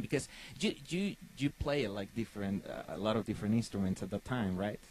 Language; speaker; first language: English; non-native, fluent; Spanish